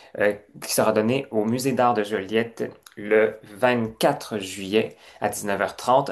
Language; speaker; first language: French; native; French